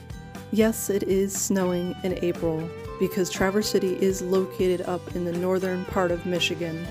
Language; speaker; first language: English; native; English